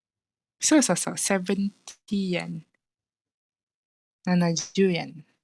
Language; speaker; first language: Japanese; non-native, fluent; Malay